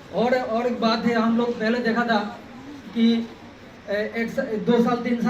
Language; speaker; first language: Hindi; non-native, local second language; Bangla